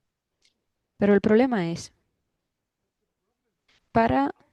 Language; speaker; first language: Spanish; non-native, fluent; German